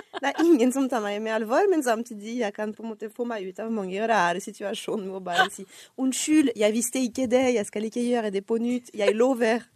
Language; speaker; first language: Norwegian; non-native, fluent; French